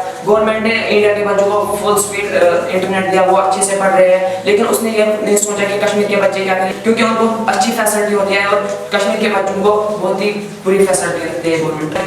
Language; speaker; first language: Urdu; non-native, local second language; Kashmiri